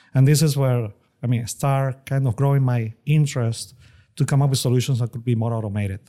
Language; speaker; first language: English; non-native, fluent; Spanish